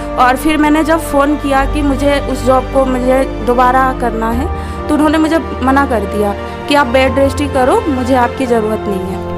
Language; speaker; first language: Hindi; non-native, local second language; Assamese